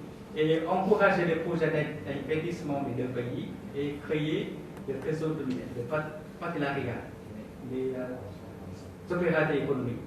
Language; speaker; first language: French; non-native, fluent; Vietnamese